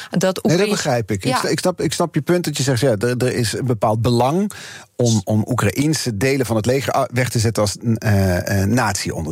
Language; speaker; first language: Dutch; native; Dutch